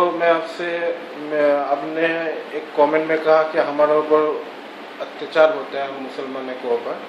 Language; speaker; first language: Hindi; non-native, local second language; Bangla